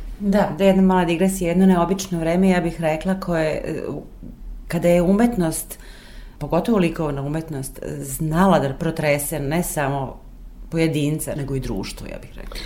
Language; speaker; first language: Serbian; native; Serbian